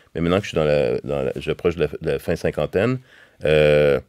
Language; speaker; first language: French; native; French